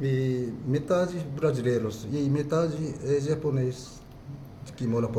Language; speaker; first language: Portuguese; non-native, fluent; Japanese